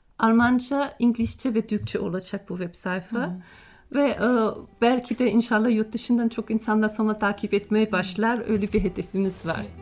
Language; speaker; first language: Turkish; non-native, fluent; German